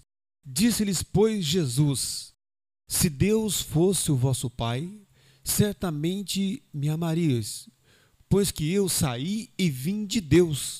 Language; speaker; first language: Portuguese; native; Portuguese